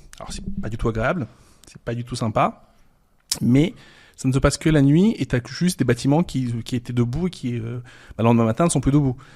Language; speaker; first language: French; early bilingual, other home language; Serbian